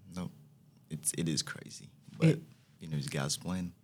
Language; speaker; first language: English; non-native, fluent; Haitian Creole